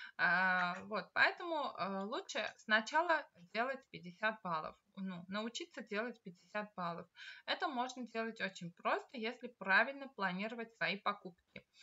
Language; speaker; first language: Russian; non-native, local second language; Armenian